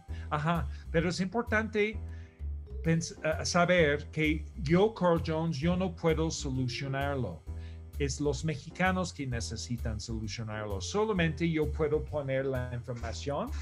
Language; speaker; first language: Spanish; non-native, fluent; English